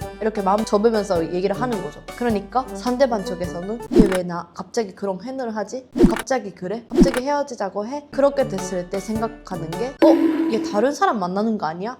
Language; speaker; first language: Korean; non-native, fluent; Japanese